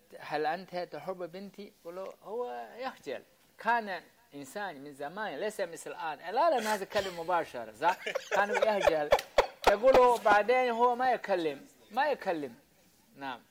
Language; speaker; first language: Arabic; non-native, learner; Chinese